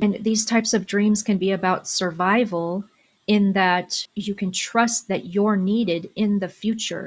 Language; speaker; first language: English; native; English